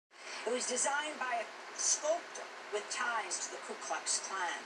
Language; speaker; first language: English; native; English